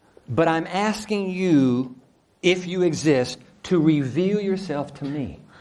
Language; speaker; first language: English; early bilingual, other home language; Japanese